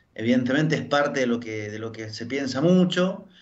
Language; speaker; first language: Spanish; early bilingual, heritage; French